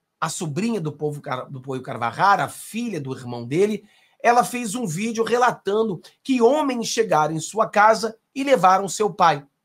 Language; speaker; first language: Portuguese; non-native, fluent; Spanish